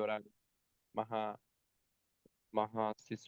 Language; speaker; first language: Indonesian; non-native, learner; Bangla